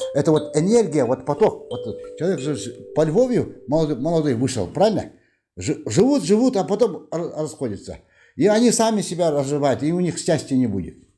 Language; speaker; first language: Russian; non-native, local second language; Yakut